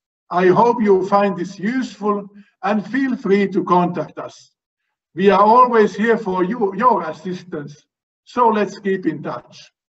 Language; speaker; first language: English; non-native, fluent; Finnish